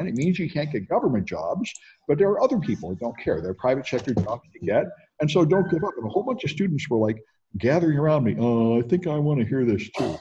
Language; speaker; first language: English; native; English